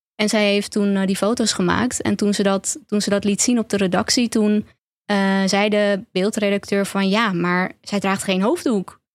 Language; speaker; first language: Dutch; early bilingual, other home language; Turkish